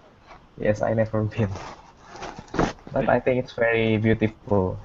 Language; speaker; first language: English; non-native, fluent; Indonesian